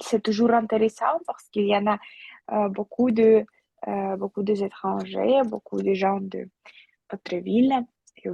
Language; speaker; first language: French; non-native, fluent; Russian